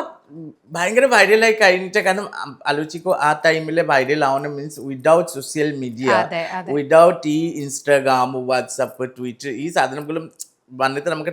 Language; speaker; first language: Malayalam; non-native, learner; Assamese